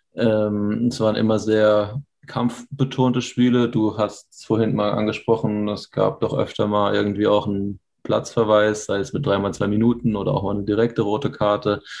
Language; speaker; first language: German; native; German